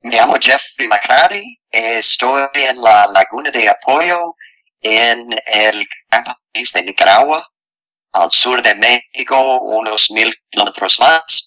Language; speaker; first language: Spanish; non-native, fluent; English